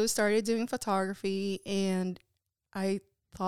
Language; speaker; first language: English; non-native, local second language; Filipino